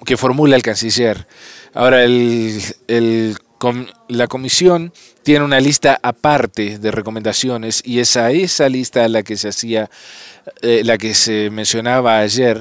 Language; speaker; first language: Spanish; non-native, fluent; English